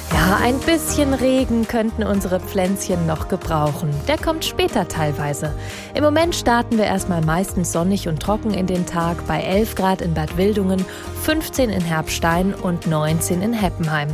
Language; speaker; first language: German; native; German